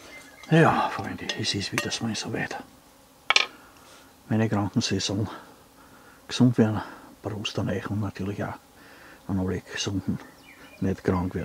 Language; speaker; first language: German; native; German